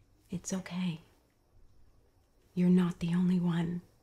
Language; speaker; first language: English; native; English